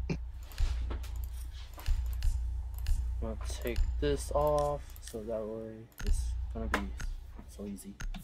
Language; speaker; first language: English; non-native, fluent; Chinese